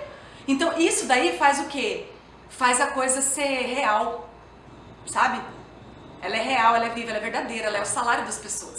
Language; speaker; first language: Portuguese; native; Portuguese